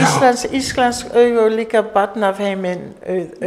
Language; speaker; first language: Icelandic; early bilingual, heritage; English